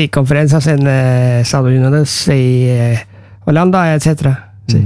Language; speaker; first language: Spanish; non-native, learner; Norwegian